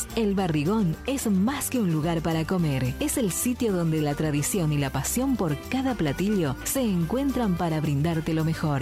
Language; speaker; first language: Spanish; native; Spanish